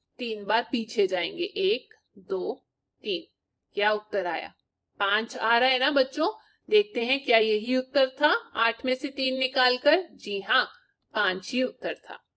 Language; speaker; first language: Hindi; native; Hindi